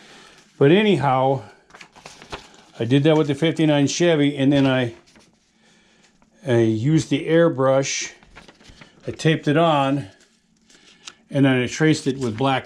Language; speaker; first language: English; native; English